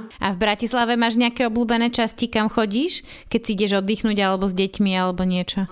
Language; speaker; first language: Slovak; native; Slovak